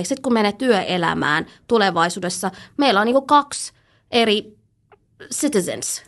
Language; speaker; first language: Finnish; early bilingual, other home language; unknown